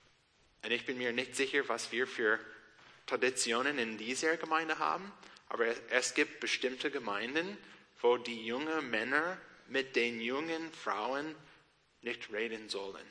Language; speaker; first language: German; non-native, learner; English